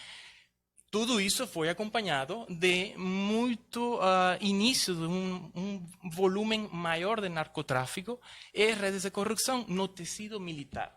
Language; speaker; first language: Portuguese; non-native, fluent; Spanish